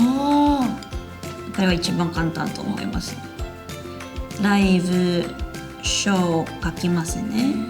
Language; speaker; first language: Japanese; non-native, fluent; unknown